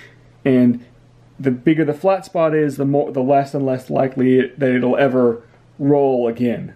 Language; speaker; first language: English; native; English